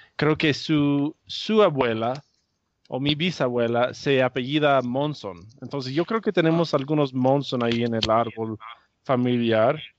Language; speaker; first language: Spanish; non-native, fluent; English